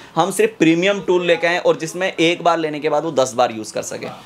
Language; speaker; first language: Hindi; native; Hindi